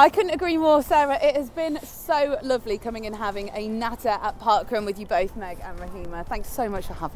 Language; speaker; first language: English; native; English